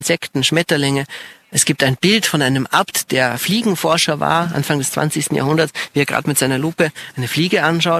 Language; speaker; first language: German; native; German